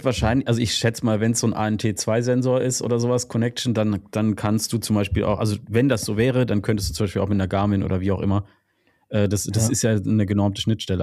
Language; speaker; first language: German; native; German